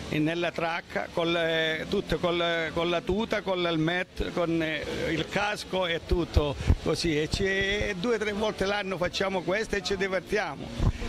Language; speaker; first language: Italian; native; Italian